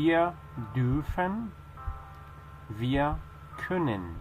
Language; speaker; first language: German; non-native, fluent; Persian